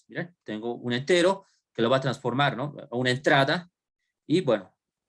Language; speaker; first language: Spanish; native; Spanish